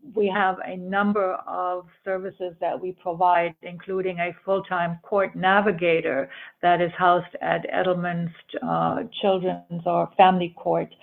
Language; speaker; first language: English; early bilingual, other home language; German